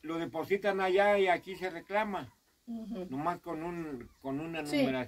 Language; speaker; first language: Spanish; native; Spanish